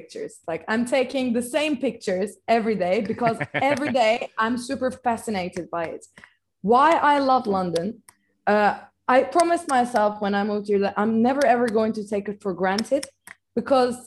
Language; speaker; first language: English; non-native, fluent; Turkish